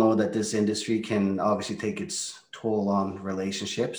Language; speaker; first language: English; non-native, fluent; Norwegian